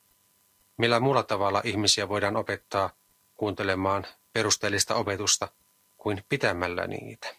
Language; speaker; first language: Finnish; native; Finnish